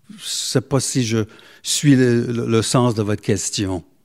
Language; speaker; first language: French; non-native, local second language; English